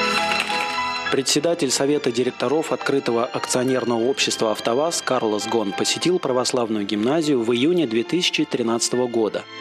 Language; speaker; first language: Russian; native; Russian